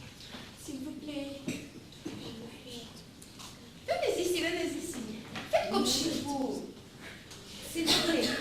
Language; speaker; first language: French; non-native, fluent; Russian